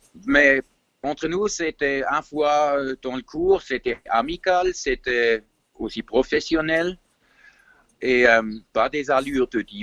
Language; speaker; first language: French; non-native, fluent; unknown